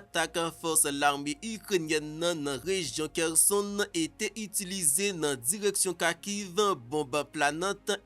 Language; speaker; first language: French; non-native, local second language; Haitian Creole